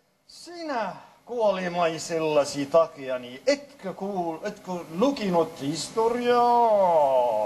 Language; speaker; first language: Finnish; non-native, learner; Arabic